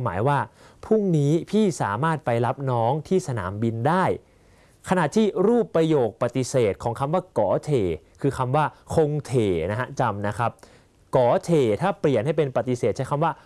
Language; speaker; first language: Thai; native; Thai